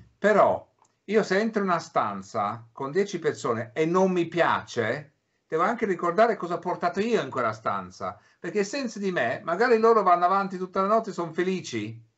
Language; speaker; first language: Italian; early bilingual, heritage; English